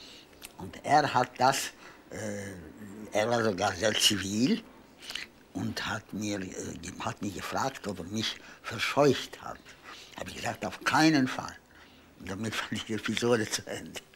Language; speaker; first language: German; non-native, fluent; Polish